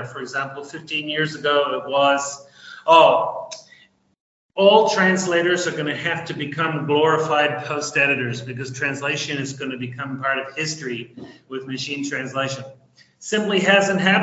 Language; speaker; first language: English; native; English